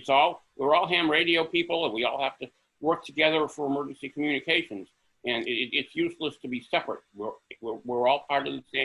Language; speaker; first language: English; native; English